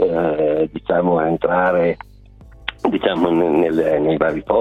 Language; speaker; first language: Italian; native; Italian